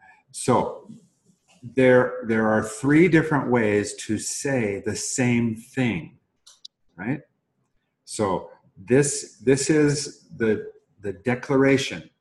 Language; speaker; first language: English; native; English